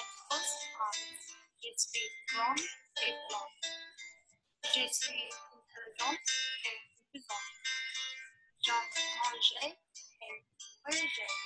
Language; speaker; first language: French; non-native, learner; English